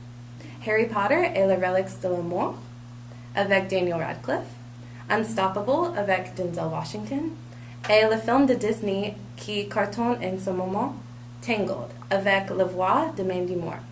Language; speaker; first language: French; non-native, learner; English